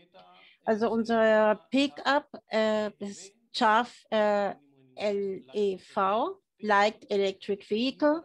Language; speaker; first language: German; early bilingual, heritage; German